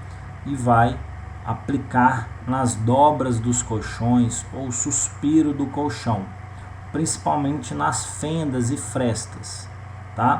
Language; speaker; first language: Portuguese; native; Portuguese